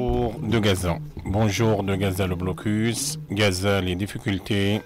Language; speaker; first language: French; non-native, fluent; Arabic